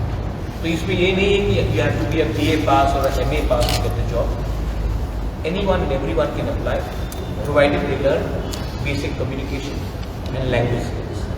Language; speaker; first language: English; non-native, local second language; Hindi